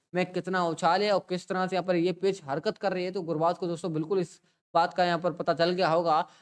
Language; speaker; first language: Hindi; native; Hindi